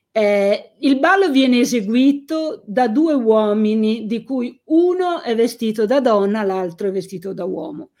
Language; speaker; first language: Italian; native; Italian